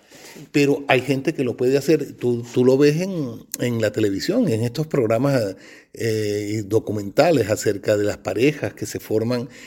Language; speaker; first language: Spanish; native; Spanish